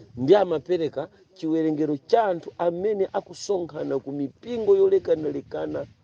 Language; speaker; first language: Nyanja; non-native, local second language; Tumbuka